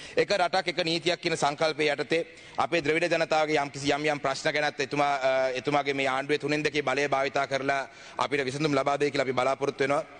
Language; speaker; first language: Sinhala; non-native, local second language; Tamil